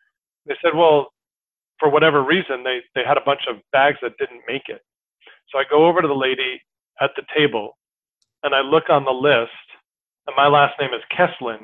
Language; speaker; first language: English; native; English